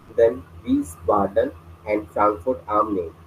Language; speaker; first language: German; non-native, fluent; Hindi